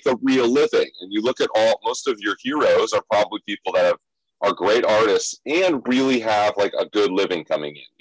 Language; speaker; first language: English; native; English